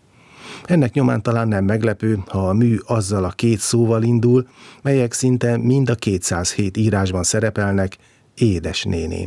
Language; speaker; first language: Hungarian; native; Hungarian